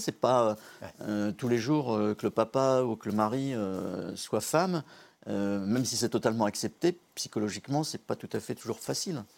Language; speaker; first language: French; native; French